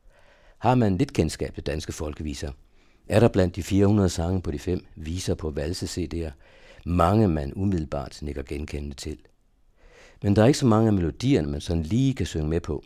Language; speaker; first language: Danish; native; Danish